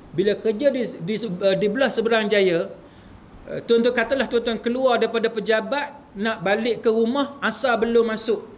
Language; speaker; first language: Malay; native; Malay